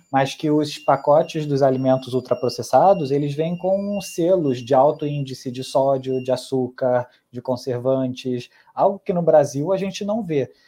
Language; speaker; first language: Portuguese; early bilingual, other home language; Spanish